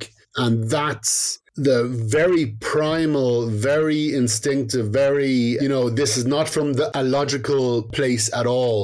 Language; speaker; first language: English; native; English